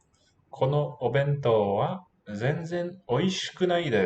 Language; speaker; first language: Japanese; non-native, learner; English